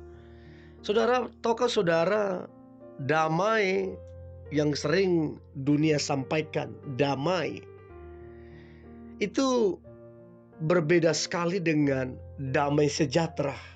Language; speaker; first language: Indonesian; native; Indonesian